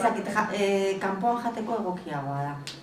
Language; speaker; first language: Basque; non-native, learner; Spanish